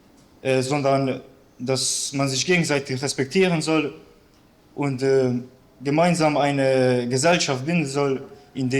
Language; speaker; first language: German; early bilingual, other home language; Bosnian